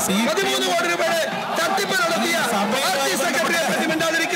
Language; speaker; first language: Malayalam; native; Malayalam